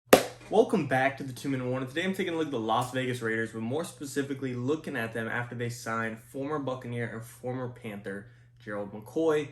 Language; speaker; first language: English; native; English